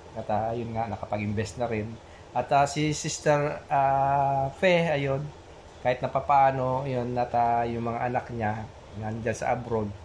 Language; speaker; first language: Filipino; non-native, local second language; Pampanga